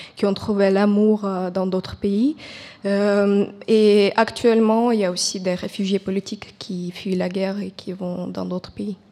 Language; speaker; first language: French; non-native, fluent; Ukrainian